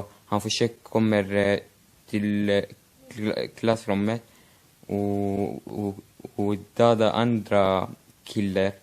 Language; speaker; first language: Swedish; non-native, learner; Arabic